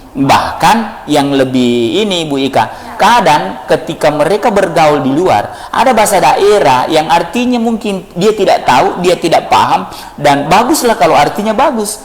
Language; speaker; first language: Indonesian; native; Indonesian